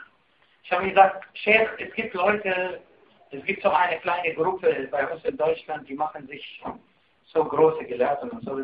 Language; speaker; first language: German; non-native, fluent; Arabic